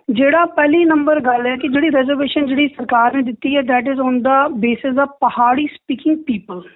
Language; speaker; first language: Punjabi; native; Punjabi